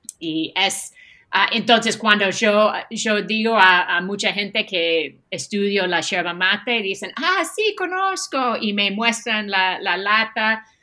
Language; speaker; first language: Spanish; non-native, fluent; English